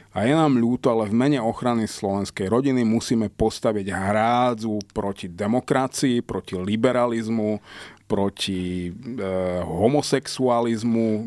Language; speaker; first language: Slovak; non-native, local second language; Hungarian